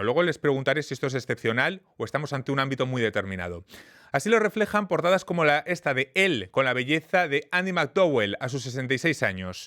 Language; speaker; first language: Spanish; native; Spanish